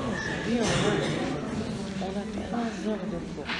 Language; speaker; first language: French; non-native, learner; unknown